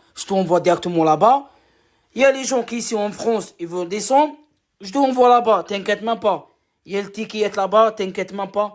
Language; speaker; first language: French; non-native, learner; Arabic